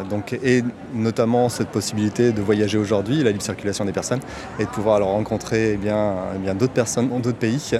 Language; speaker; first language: French; native; French